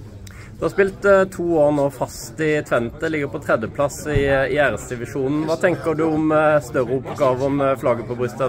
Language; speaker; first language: Norwegian; native; Norwegian